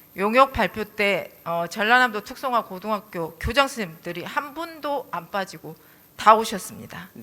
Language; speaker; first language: Korean; native; Korean